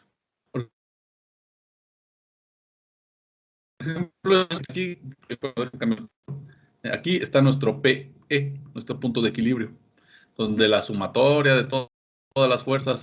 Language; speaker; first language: Spanish; native; Spanish